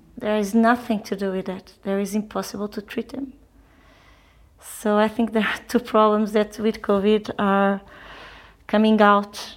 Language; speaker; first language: English; non-native, fluent; Portuguese